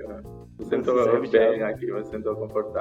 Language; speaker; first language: Portuguese; non-native, learner; Spanish